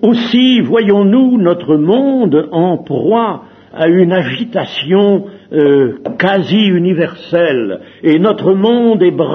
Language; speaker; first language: French; native; French